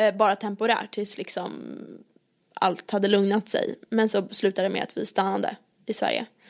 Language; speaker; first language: Swedish; native; Swedish